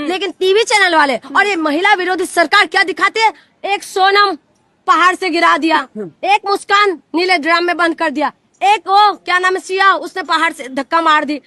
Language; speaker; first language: Hindi; non-native, local second language; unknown